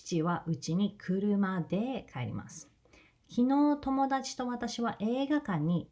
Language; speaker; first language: Japanese; non-native, fluent; English